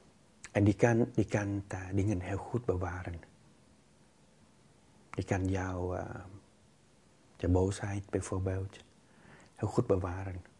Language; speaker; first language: Dutch; non-native, fluent; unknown